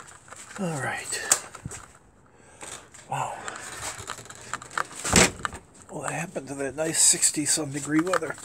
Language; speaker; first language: English; native; English